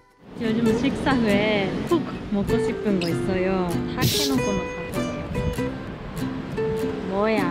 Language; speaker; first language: Korean; non-native, learner; Japanese